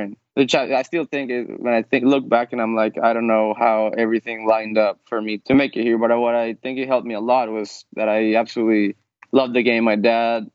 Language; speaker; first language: English; non-native, fluent; Spanish